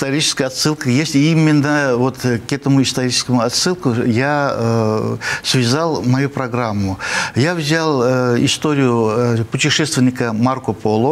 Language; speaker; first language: Russian; non-native, fluent; Armenian